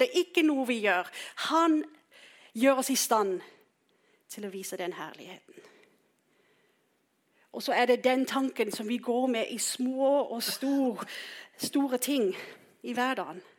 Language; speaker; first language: Norwegian; non-native, fluent; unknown